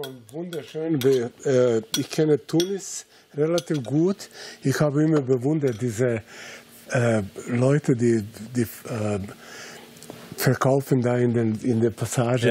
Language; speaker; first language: German; non-native, fluent; Serbian